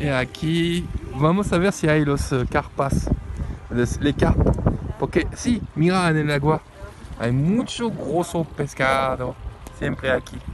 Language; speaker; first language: Spanish; non-native, learner; French